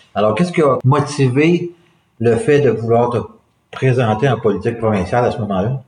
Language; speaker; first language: French; native; French